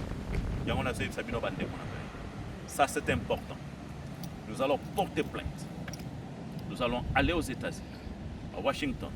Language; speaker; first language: French; non-native, local second language; Lingala